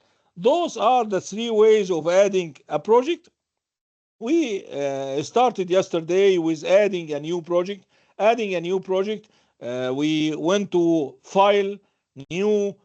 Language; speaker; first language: English; non-native, fluent; Arabic